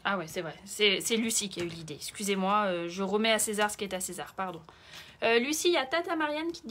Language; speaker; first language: French; native; French